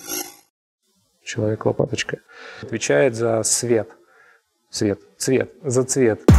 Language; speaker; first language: Russian; native; Russian